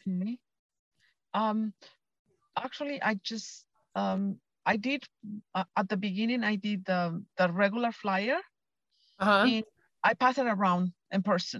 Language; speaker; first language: English; non-native, fluent; Spanish